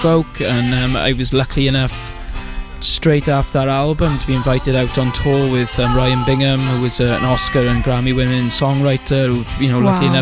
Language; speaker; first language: English; native; English